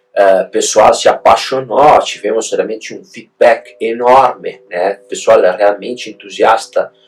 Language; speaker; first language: Portuguese; non-native, fluent; Italian